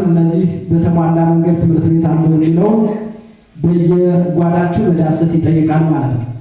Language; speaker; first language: Amharic; native; Amharic